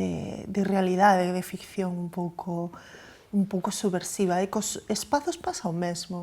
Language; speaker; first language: Galician; native; Galician